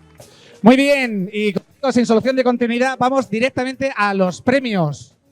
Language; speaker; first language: Spanish; native; Spanish